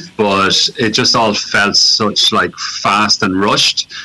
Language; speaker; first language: English; native; English